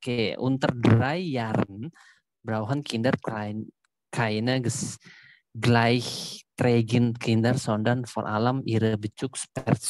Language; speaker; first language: German; non-native, fluent; Indonesian